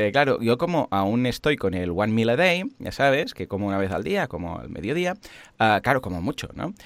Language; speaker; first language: Spanish; native; Spanish